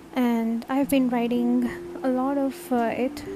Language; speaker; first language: English; non-native, fluent; Turkish